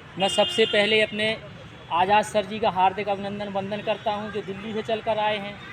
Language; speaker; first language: Hindi; native; Hindi